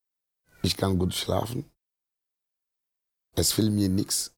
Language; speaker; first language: German; non-native, learner; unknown